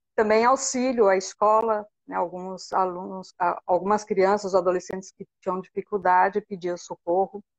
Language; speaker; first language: Portuguese; native; Portuguese